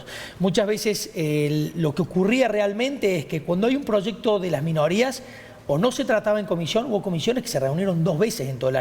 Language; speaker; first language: Spanish; native; Spanish